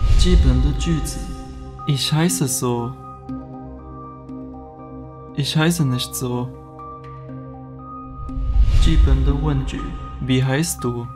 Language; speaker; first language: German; non-native, fluent; Chinese